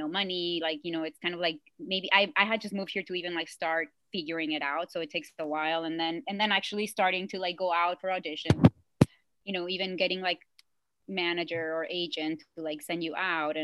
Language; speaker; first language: English; non-native, fluent; Spanish